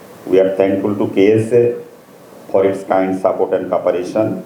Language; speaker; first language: English; non-native, local second language; Bangla